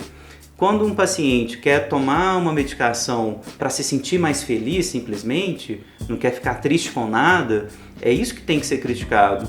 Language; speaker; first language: Portuguese; native; Portuguese